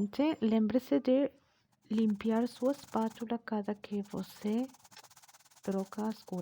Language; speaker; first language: Portuguese; non-native, learner; Spanish